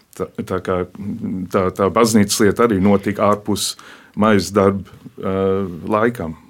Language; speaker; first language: Latvian; early bilingual, heritage; Latvian